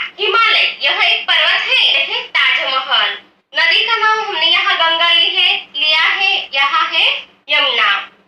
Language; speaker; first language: Hindi; non-native, local second language; Marathi